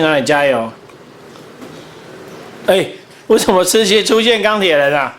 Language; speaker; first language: Chinese; native; Chinese